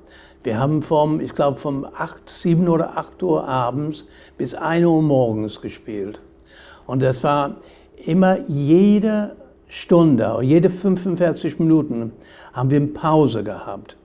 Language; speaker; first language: German; non-native, fluent; English